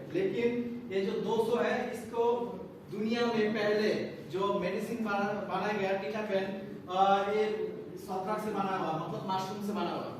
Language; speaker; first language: Hindi; non-native, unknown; Bangla